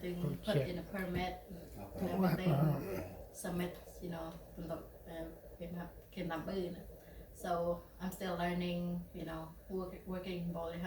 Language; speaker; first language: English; early bilingual, heritage; English